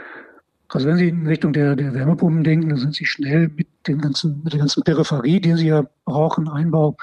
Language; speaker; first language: German; native; German